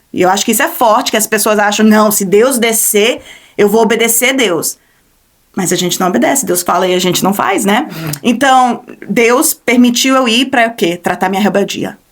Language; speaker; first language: Portuguese; early bilingual, heritage; Portuguese